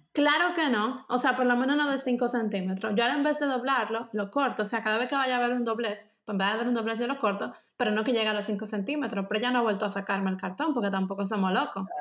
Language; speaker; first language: Spanish; native; Spanish